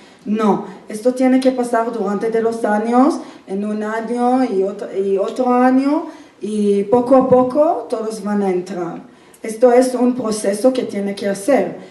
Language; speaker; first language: Spanish; non-native, fluent; Hebrew